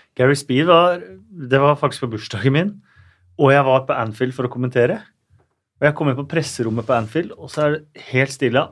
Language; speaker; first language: Norwegian; native; Norwegian